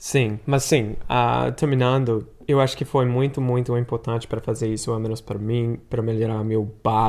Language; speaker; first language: Portuguese; non-native, fluent; English